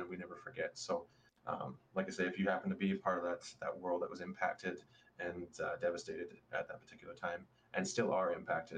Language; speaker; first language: English; native; English